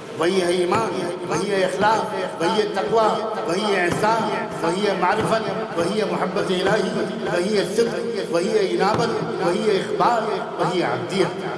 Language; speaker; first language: Urdu; native; Urdu